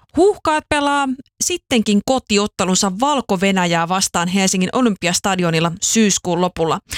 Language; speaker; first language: Finnish; native; Finnish